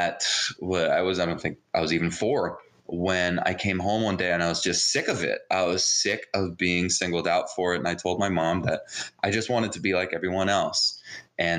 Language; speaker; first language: English; early bilingual, other home language; Hebrew